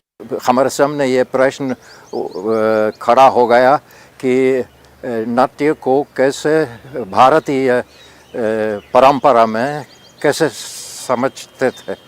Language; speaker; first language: Hindi; non-native, fluent; Polish